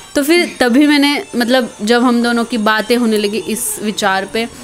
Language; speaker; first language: Hindi; non-native, local second language; Marathi